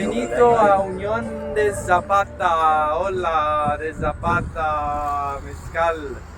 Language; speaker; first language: Spanish; non-native, learner; Italian